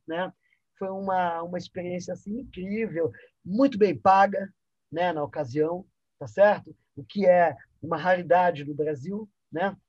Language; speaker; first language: Portuguese; early bilingual, other home language; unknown